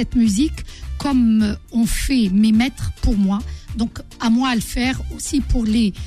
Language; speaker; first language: French; non-native, local second language; Arabic